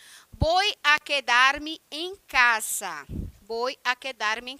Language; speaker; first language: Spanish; non-native, fluent; Portuguese